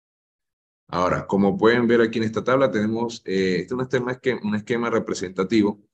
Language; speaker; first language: Spanish; native; Spanish